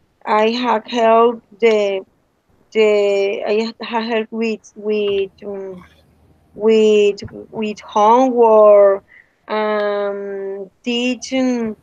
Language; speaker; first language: English; non-native, learner; Spanish